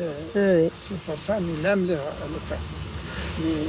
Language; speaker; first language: French; non-native, learner; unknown